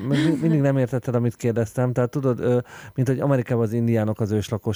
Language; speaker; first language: Hungarian; native; Hungarian